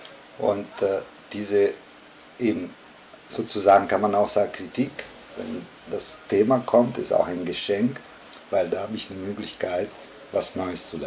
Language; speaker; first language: German; non-native, fluent; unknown